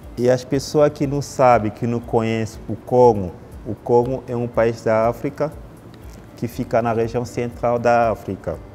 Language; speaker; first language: Portuguese; non-native, fluent; Lingala